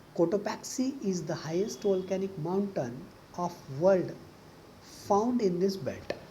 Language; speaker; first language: English; non-native, local second language; Marathi